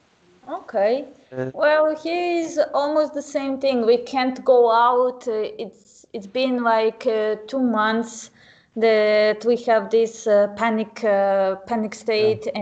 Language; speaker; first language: English; non-native, fluent; Serbian